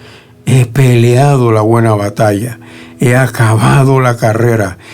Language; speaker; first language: Spanish; native; Spanish